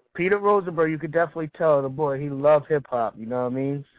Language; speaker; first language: English; native; English